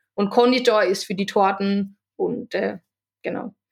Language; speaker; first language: German; native; German